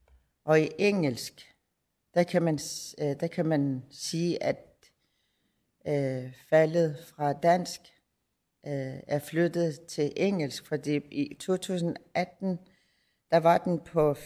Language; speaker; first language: Danish; non-native, local second language; Kalaallisut